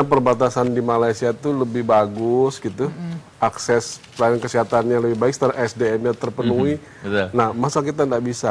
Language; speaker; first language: Indonesian; native; Indonesian